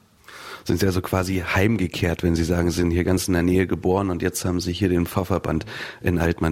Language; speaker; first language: German; native; German